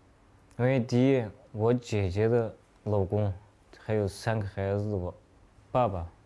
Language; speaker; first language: Chinese; non-native, local second language; Uyghur